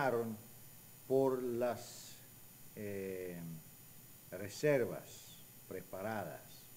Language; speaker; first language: Spanish; non-native, fluent; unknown